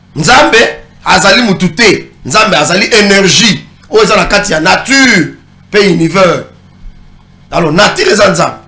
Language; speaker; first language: Lingala; non-native, local second language; Kongo